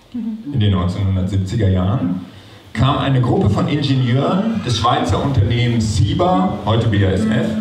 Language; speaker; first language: German; native; German